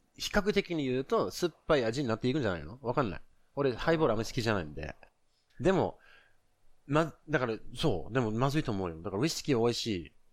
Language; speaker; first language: Japanese; non-native, fluent; English